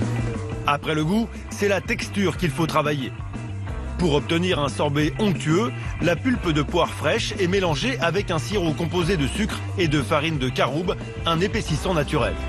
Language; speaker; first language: French; native; French